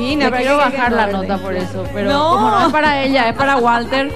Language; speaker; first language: Spanish; native; Spanish